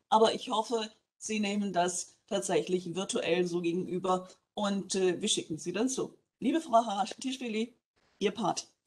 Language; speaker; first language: German; native; German